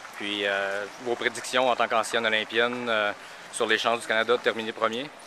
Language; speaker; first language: French; native; French